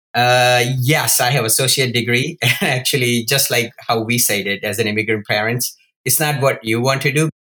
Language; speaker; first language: English; non-native, local second language; Gujarati